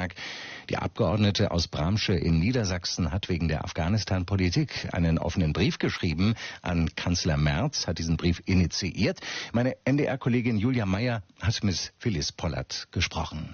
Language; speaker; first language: German; native; German